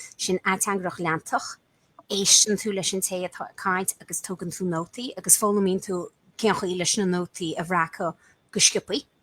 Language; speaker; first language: Irish; native; Irish